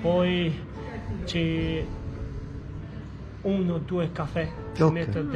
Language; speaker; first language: Italian; non-native, fluent; Albanian